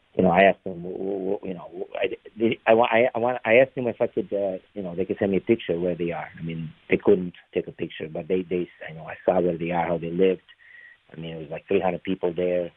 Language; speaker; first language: English; non-native, fluent; Ukrainian